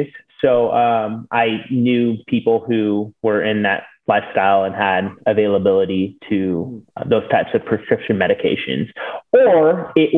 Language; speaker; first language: English; native; English